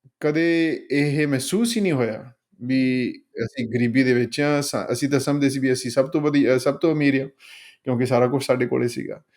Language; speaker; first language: Punjabi; early bilingual, heritage; Punjabi